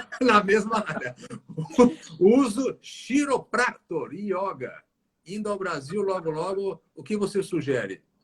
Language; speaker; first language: Portuguese; native; Portuguese